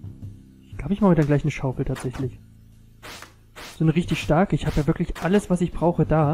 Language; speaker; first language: German; native; German